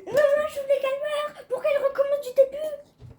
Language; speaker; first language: French; native; French